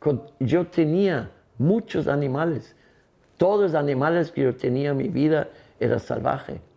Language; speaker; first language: Spanish; non-native, fluent; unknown